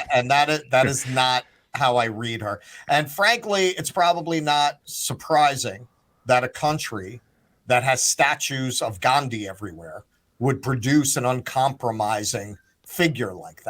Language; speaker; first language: English; native; English